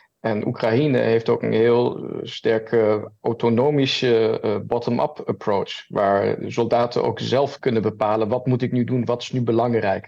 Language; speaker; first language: Dutch; early bilingual, heritage; German